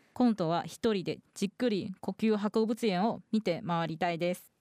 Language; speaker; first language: Japanese; early bilingual, heritage; Chinese